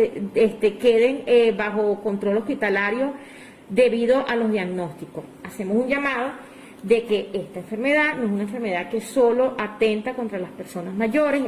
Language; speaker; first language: Spanish; native; Spanish